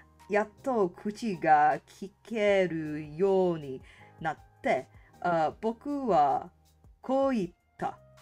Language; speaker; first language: Japanese; non-native, learner; English